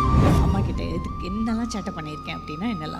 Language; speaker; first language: Tamil; native; Tamil